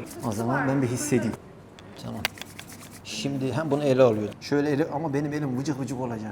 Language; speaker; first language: Turkish; native; Turkish